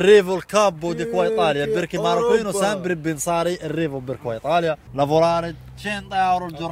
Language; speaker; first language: Italian; non-native, learner; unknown